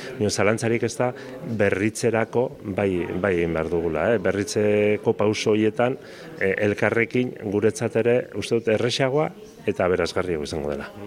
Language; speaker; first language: Basque; native; Basque